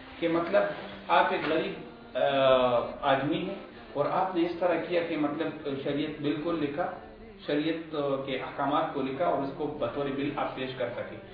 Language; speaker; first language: Urdu; non-native, local second language; Pashto